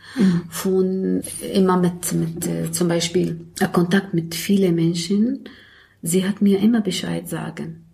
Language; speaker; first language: German; non-native, learner; Arabic